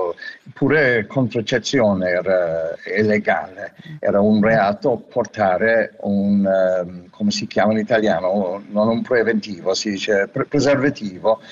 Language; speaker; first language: Italian; non-native, fluent; English